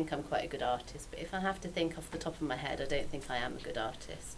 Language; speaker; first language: English; native; English